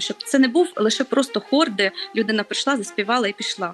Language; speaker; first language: Ukrainian; native; Ukrainian